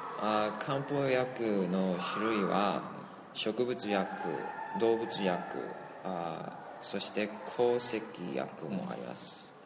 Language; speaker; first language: Japanese; non-native, learner; Chinese